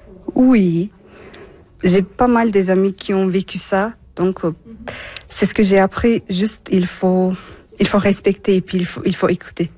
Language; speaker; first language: French; non-native, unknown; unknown